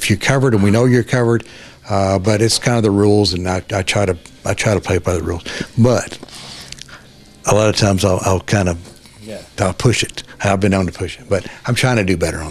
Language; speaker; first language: English; native; English